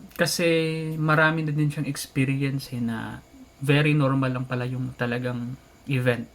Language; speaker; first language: Filipino; non-native, local second language; Cebuano